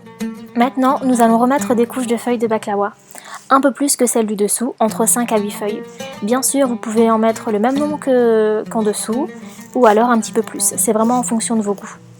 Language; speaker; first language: French; native; French